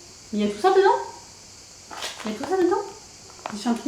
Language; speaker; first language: French; native; French